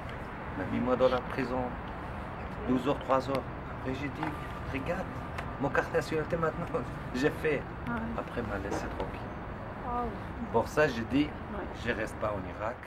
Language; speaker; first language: French; non-native, learner; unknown